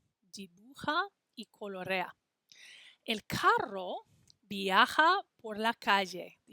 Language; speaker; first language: Spanish; non-native, fluent; English